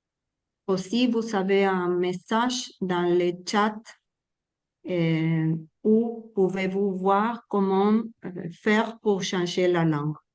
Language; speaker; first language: French; non-native, learner; Spanish